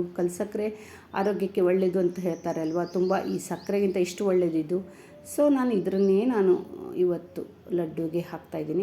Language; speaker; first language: Kannada; native; Kannada